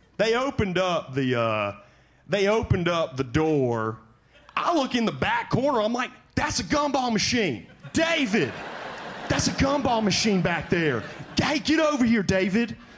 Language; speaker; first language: English; native; English